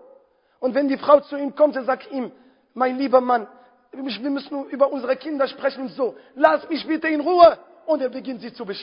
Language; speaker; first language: German; non-native, fluent; Arabic